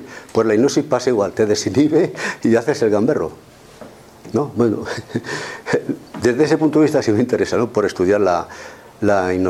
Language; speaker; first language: Spanish; native; Spanish